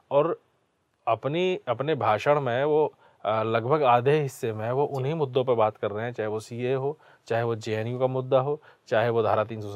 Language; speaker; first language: Hindi; native; Hindi